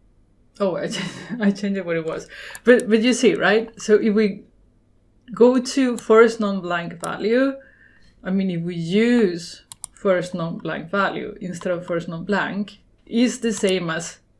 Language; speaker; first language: English; non-native, fluent; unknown